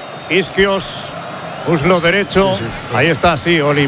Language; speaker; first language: Spanish; native; Spanish